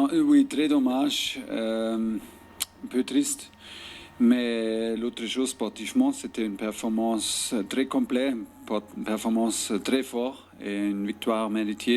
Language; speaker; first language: French; non-native, fluent; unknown